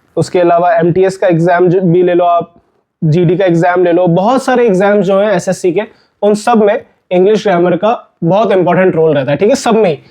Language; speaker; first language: Hindi; native; Hindi